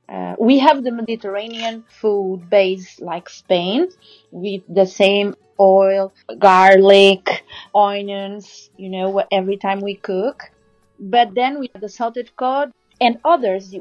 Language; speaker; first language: English; non-native, fluent; Portuguese